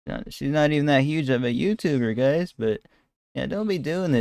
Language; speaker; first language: English; native; English